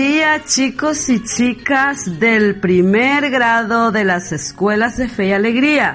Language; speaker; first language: Spanish; native; Spanish